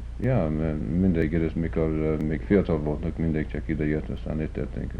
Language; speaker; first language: Hungarian; early bilingual, heritage; Hungarian